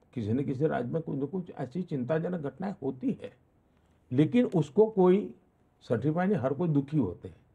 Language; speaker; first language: Hindi; non-native, local second language; Gujarati